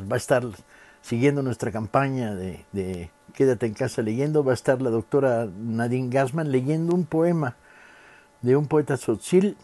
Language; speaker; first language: Spanish; native; Spanish